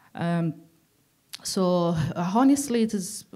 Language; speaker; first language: English; non-native, learner; Persian